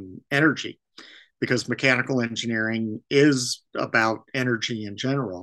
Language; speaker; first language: English; native; English